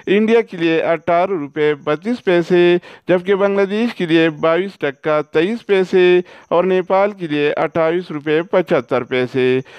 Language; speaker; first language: Urdu; non-native, local second language; Pashto